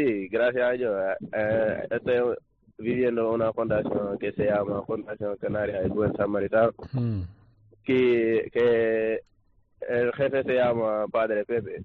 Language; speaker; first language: Spanish; non-native, learner; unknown